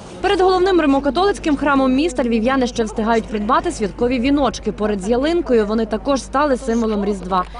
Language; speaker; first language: Ukrainian; native; Ukrainian